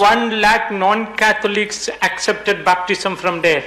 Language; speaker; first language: English; non-native, local second language; Malayalam